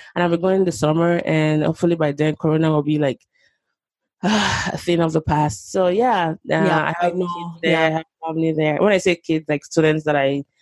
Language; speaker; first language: English; non-native, local second language; Yoruba